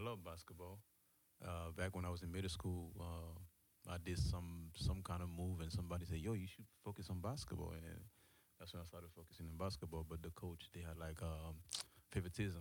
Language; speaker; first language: English; early bilingual, other home language; Haitian Creole